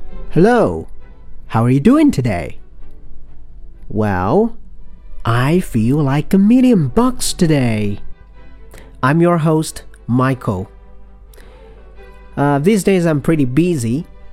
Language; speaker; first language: English; non-native, fluent; Chinese